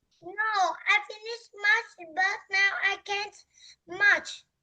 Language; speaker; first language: English; non-native, learner; Vietnamese